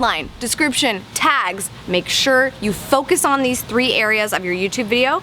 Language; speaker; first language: English; native; English